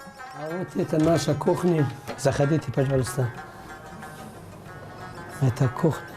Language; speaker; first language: Russian; non-native, learner; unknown